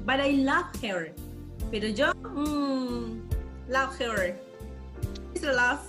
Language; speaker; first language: English; non-native, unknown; Spanish